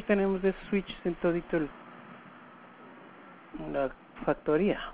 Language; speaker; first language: Spanish; native; Spanish